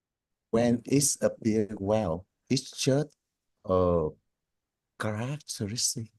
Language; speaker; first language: English; non-native, learner; Vietnamese